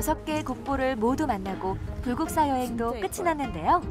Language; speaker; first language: Korean; native; Korean